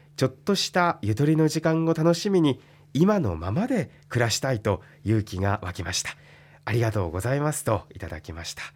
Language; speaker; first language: Japanese; native; Japanese